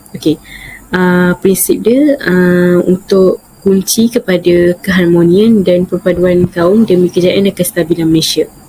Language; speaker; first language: Malay; native; Malay